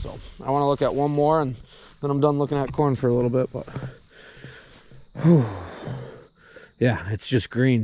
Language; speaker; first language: English; native; English